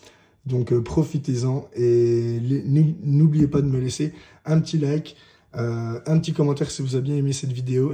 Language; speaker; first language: French; native; French